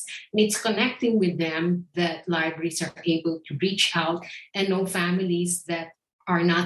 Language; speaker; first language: English; non-native, local second language; Filipino